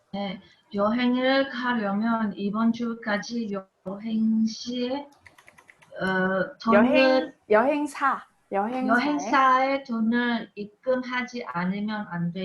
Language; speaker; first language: Korean; non-native, learner; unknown